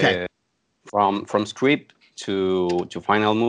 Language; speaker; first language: English; non-native, fluent; Spanish